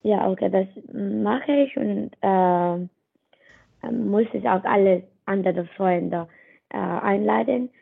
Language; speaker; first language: German; non-native, learner; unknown